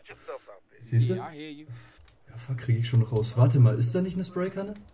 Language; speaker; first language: German; native; German